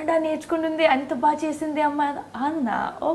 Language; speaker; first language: Telugu; non-native, fluent; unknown